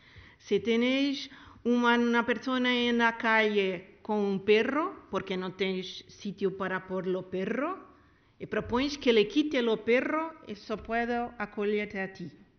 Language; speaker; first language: Spanish; non-native, learner; Portuguese